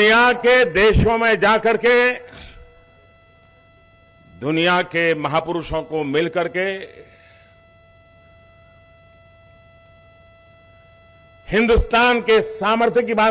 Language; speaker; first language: Hindi; non-native, local second language; Gujarati